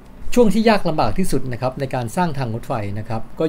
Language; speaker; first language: Thai; native; Thai